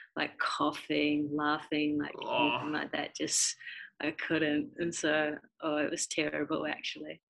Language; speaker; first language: English; native; English